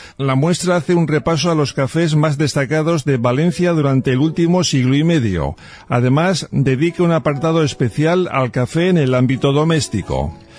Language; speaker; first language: Spanish; native; Spanish